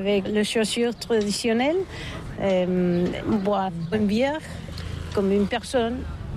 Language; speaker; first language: French; non-native, learner; Catalan